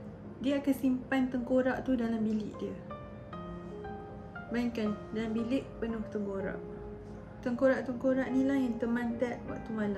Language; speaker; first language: Malay; native; Malay